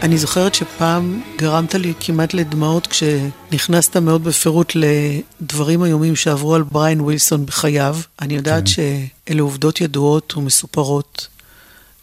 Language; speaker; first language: Hebrew; native; Hebrew